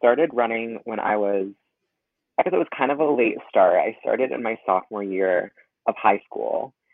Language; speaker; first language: English; native; English